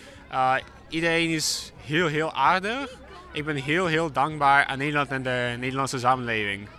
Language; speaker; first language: Dutch; non-native, learner; Ukrainian